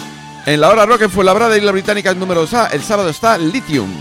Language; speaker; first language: Spanish; native; Spanish